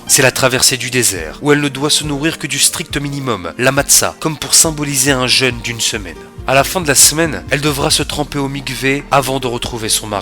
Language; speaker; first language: French; native; French